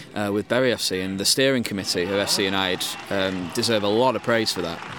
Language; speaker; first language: English; native; English